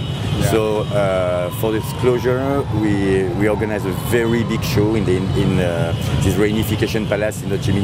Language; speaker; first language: English; non-native, fluent; French